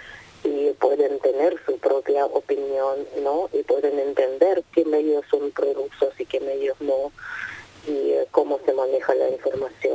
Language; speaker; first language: Spanish; non-native, fluent; Ukrainian